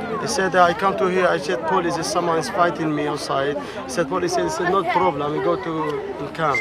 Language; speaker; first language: English; non-native, learner; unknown